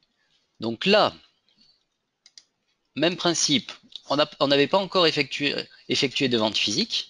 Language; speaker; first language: French; native; French